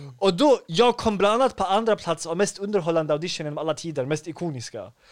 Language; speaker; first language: Swedish; early bilingual, other home language; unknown